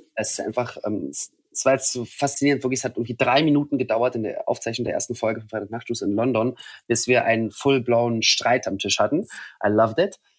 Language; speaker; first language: German; early bilingual, other home language; Russian